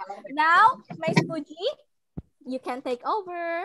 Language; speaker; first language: English; non-native, local second language; Indonesian